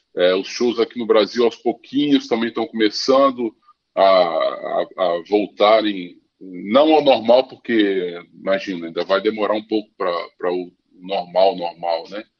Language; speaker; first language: Portuguese; native; Portuguese